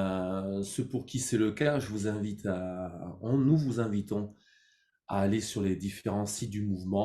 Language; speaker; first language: French; native; French